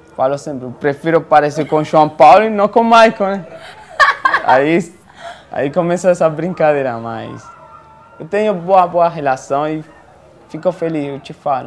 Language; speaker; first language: Portuguese; non-native, fluent; Spanish